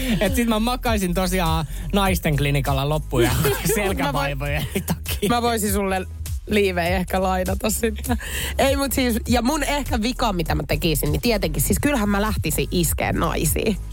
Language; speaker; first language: Finnish; native; Finnish